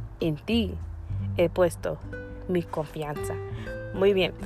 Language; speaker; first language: Spanish; non-native, learner; English